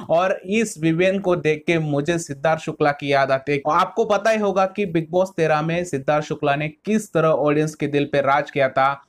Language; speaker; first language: Hindi; non-native, local second language; Marathi